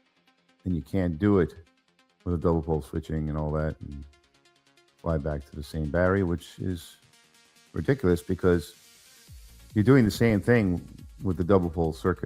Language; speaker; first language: English; native; English